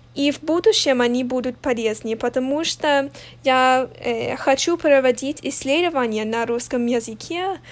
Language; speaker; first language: Russian; non-native, learner; English